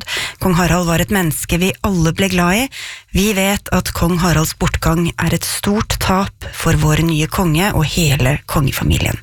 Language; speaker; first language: Norwegian; native; Norwegian